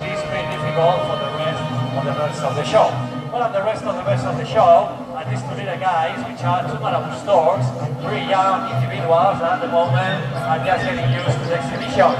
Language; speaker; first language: English; non-native, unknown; Spanish